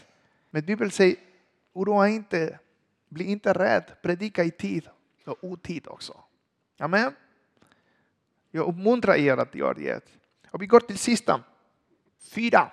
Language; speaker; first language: Swedish; non-native, learner; Spanish